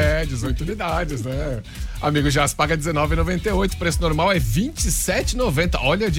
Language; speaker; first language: Portuguese; native; Portuguese